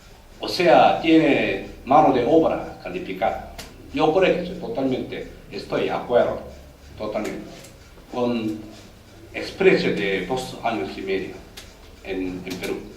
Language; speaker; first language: Spanish; non-native, learner; Korean